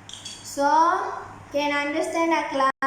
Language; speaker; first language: English; non-native, learner; Malay